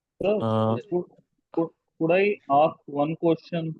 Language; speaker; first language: English; non-native, learner; Hindi